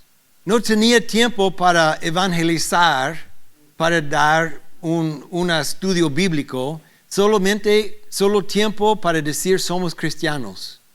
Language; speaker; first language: Spanish; non-native, learner; English